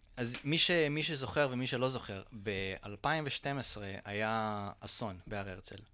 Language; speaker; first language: Hebrew; native; Hebrew